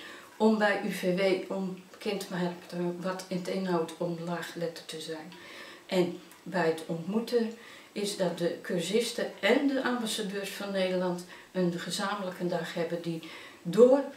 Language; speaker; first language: Dutch; native; Dutch